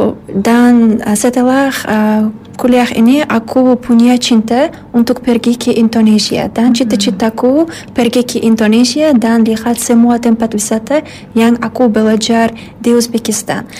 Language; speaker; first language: Indonesian; non-native, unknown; Uzbek